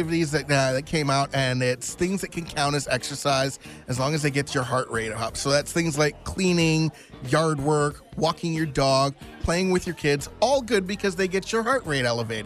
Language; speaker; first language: English; native; English